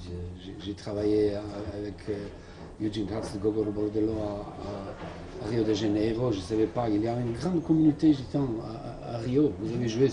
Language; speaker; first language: French; non-native, fluent; Serbian